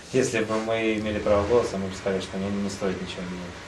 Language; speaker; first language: Russian; native; Russian